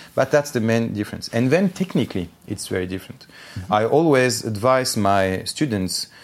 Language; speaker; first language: English; non-native, fluent; Armenian